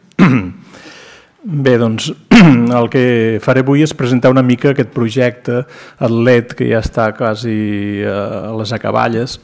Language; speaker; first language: Catalan; native; Catalan